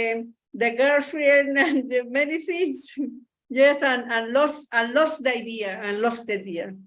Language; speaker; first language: English; non-native, learner; Spanish